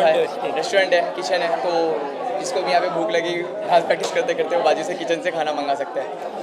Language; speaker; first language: Hindi; native; Hindi